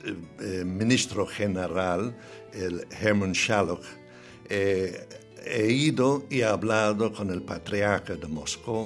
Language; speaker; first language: Spanish; non-native, fluent; English